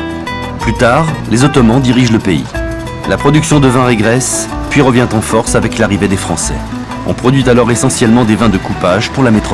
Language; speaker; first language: French; native; French